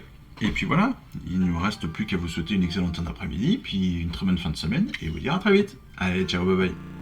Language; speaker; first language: French; native; French